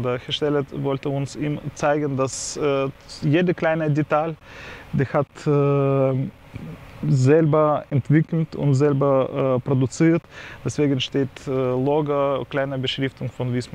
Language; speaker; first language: German; non-native, fluent; Russian